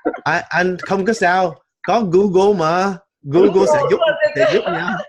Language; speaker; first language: Vietnamese; non-native, learner; English